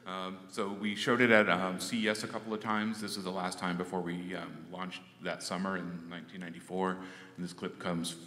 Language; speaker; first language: English; native; English